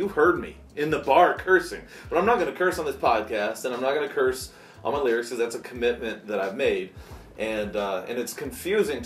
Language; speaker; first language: English; native; English